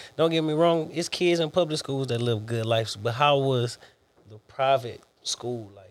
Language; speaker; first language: English; native; English